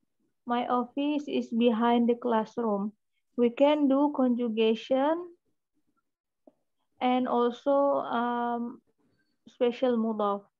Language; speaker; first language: English; non-native, fluent; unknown